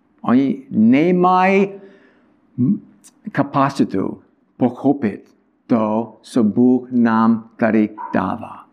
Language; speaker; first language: Czech; non-native, learner; English